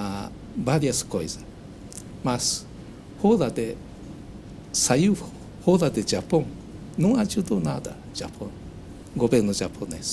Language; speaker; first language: Portuguese; non-native, learner; Japanese